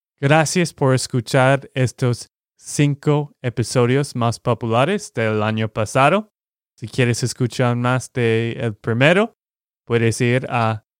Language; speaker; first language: Spanish; non-native, fluent; English